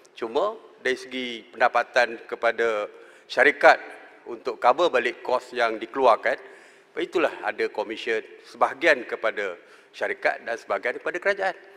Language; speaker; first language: Malay; native; Malay